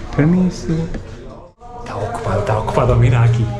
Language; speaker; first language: Spanish; non-native, learner; Japanese